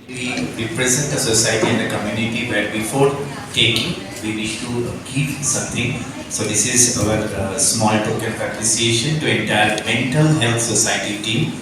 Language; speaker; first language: English; non-native, local second language; Bangla